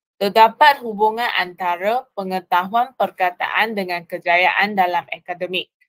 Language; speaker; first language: Malay; non-native, local second language; Chinese